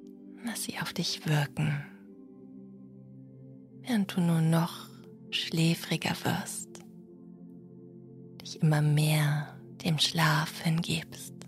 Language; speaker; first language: German; native; German